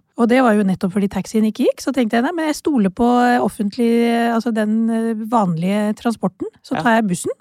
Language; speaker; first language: Norwegian; early bilingual, other home language; Urdu